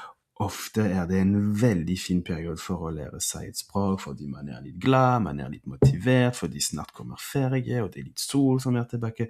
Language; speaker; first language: Norwegian; non-native, fluent; French